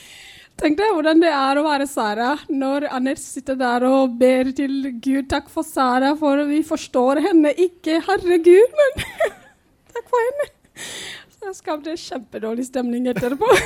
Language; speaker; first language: Norwegian; non-native, fluent; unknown